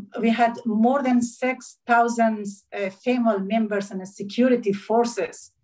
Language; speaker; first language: English; non-native, learner; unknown